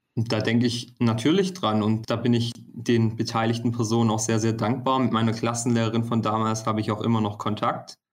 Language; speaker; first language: German; early bilingual, other home language; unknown